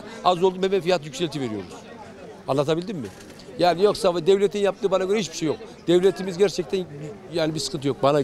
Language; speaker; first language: Turkish; native; Turkish